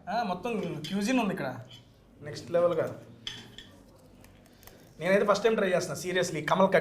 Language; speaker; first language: Telugu; native; Telugu